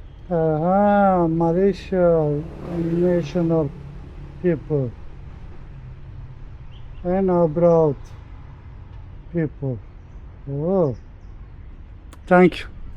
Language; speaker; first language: English; non-native, learner; Turkish